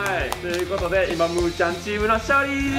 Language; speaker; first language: Japanese; native; Japanese